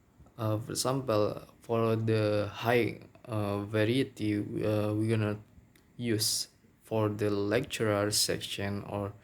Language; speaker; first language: English; non-native, local second language; Minangkabau